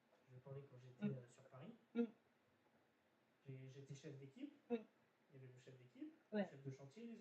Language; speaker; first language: French; native; French